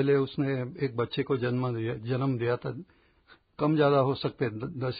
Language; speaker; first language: Hindi; non-native, local second language; Marathi